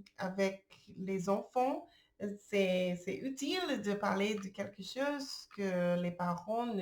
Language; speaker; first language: French; non-native, learner; English